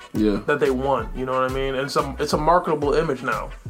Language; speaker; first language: English; native; English